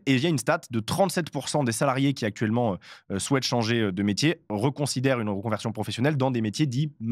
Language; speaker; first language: French; native; French